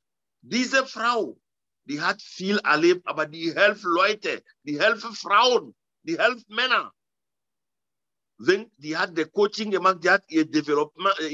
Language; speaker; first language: German; non-native, learner; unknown